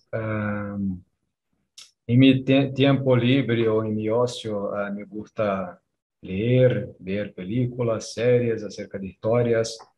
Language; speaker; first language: Spanish; non-native, fluent; Portuguese